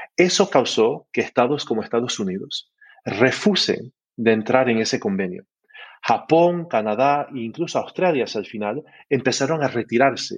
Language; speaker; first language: Spanish; early bilingual, heritage; Spanish